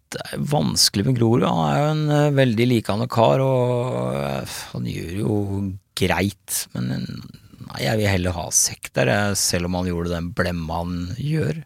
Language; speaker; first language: Norwegian; native; Norwegian